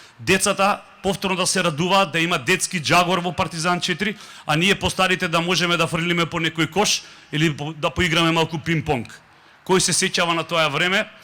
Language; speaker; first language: Macedonian; native; Macedonian